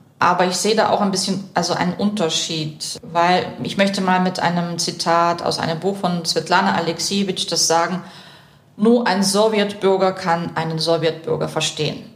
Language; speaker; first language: German; early bilingual, other home language; Russian